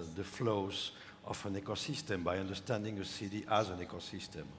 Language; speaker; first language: English; non-native, fluent; French